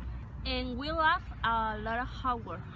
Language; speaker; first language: English; non-native, learner; Spanish